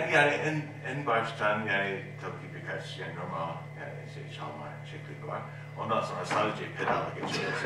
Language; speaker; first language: Turkish; non-native, learner; English